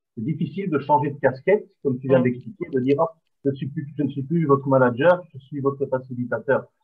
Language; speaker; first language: French; non-native, fluent; Spanish